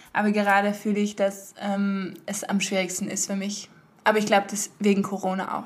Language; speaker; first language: German; early bilingual, heritage; German